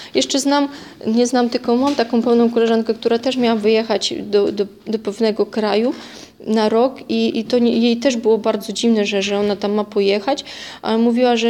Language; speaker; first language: Polish; non-native, fluent; Russian